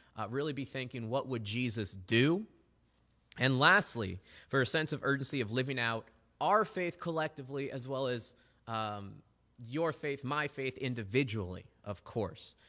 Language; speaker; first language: English; native; English